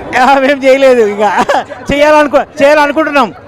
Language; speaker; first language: Telugu; native; Telugu